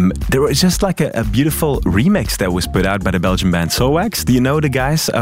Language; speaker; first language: English; non-native, fluent; Dutch